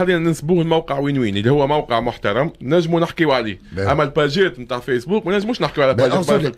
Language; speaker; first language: Arabic; native; Arabic